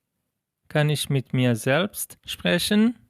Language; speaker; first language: German; non-native, fluent; Persian